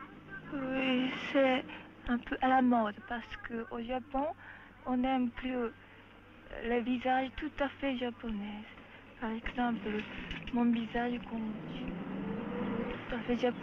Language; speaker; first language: French; non-native, learner; Japanese